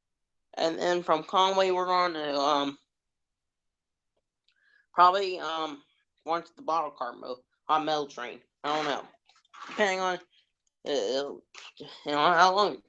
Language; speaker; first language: English; native; English